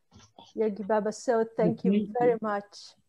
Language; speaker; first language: English; non-native, fluent; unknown